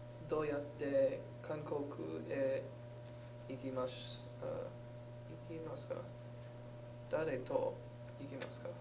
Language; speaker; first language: Japanese; non-native, learner; English